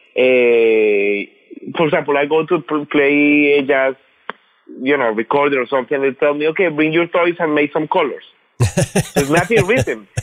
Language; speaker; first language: English; non-native, fluent; Spanish